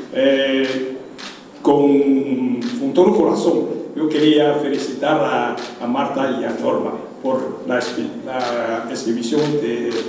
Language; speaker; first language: Spanish; non-native, fluent; Chinese